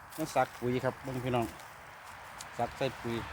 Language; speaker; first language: Thai; native; Thai